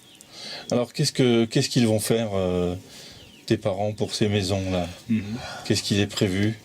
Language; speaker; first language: French; native; French